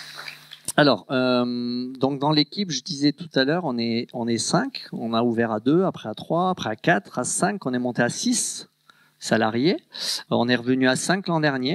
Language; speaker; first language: French; native; French